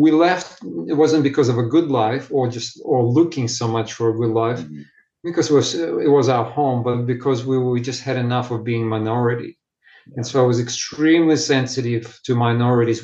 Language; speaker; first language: English; non-native, fluent; Ukrainian